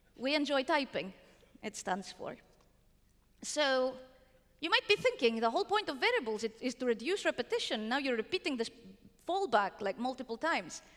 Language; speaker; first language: English; non-native, fluent; Greek